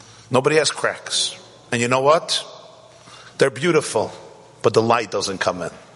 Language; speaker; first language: English; native; English